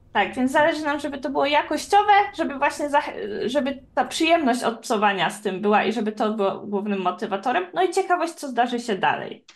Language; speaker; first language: Polish; native; Polish